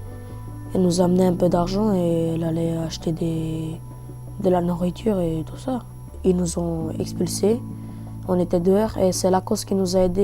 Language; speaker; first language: French; early bilingual, other home language; Bulgarian